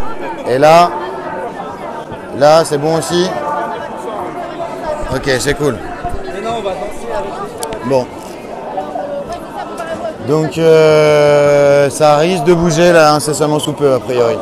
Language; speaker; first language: French; native; French